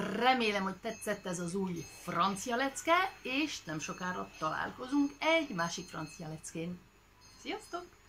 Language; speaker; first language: Hungarian; early bilingual, heritage; French